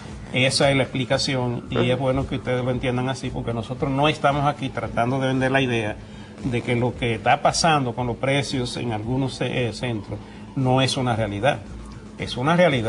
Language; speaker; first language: Spanish; native; Spanish